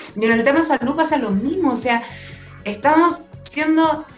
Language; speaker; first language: Spanish; native; Spanish